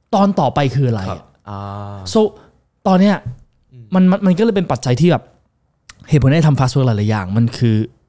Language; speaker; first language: Thai; non-native, fluent; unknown